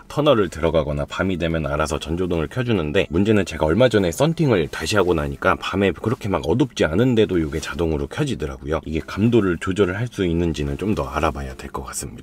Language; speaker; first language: Korean; native; Korean